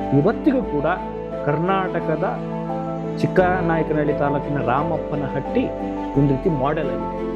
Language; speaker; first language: Kannada; native; Kannada